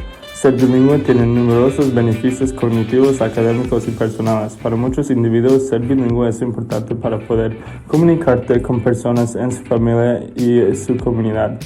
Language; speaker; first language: Spanish; non-native, learner; English